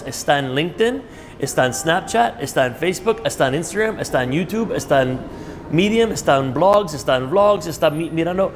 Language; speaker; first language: Spanish; non-native, fluent; English